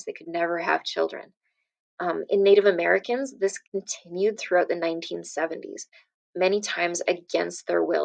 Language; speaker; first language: English; native; English